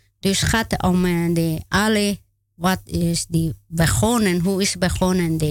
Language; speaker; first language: Dutch; non-native, learner; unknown